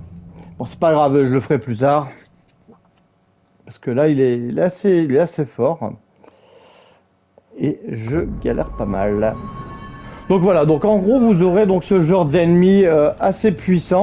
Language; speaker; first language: French; native; French